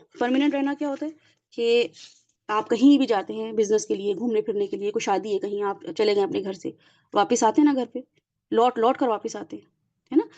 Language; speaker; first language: Urdu; native; Urdu